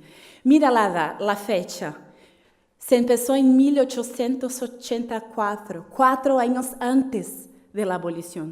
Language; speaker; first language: Spanish; non-native, fluent; Portuguese